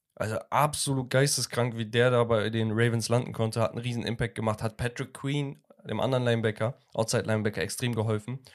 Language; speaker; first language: German; early bilingual, other home language; Turkish